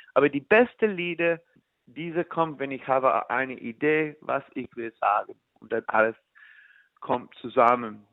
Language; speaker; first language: German; non-native, learner; English